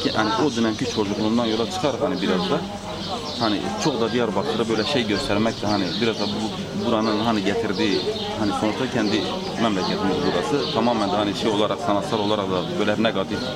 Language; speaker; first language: Turkish; non-native, local second language; Kurdish